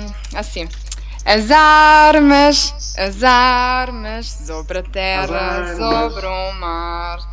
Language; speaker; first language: Portuguese; non-native, learner; Italian